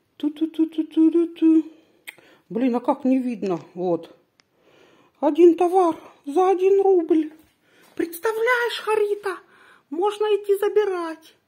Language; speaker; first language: Russian; non-native, local second language; Tajik